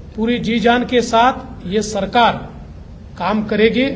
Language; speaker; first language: Hindi; non-native, local second language; Marathi